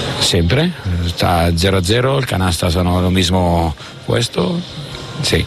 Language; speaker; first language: Spanish; non-native, learner; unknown